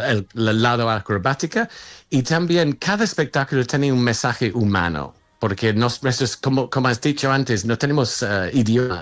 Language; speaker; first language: Spanish; non-native, fluent; English